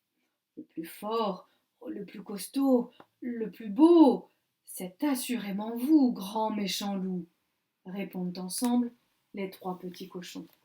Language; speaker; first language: French; native; French